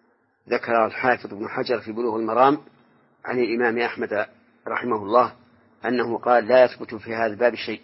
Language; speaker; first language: Arabic; native; Arabic